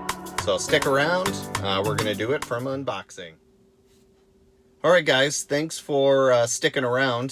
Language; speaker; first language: English; native; English